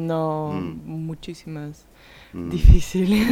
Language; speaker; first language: Spanish; non-native, learner; Dutch